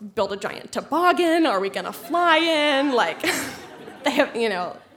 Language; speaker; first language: English; native; English